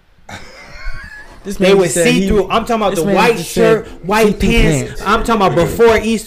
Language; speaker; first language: English; native; English